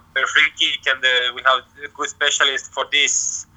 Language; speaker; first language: English; non-native, learner; French